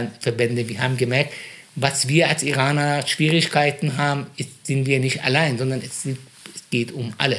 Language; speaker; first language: German; non-native, fluent; Persian